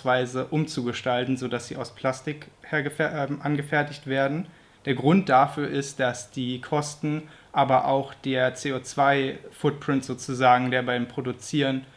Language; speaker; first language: German; native; German